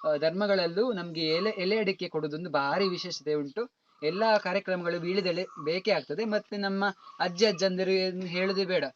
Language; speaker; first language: Kannada; non-native, local second language; Konkani